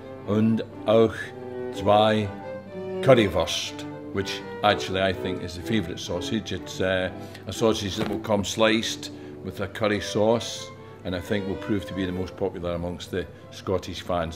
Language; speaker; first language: English; native; English